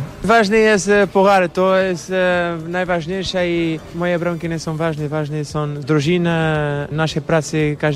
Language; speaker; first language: Polish; non-native, learner; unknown